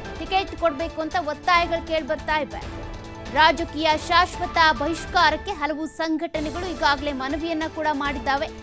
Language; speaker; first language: Kannada; native; Kannada